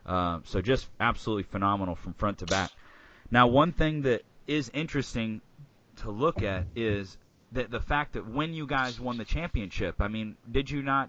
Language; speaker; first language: English; native; English